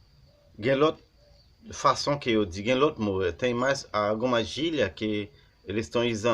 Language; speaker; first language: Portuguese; non-native, learner; Haitian Creole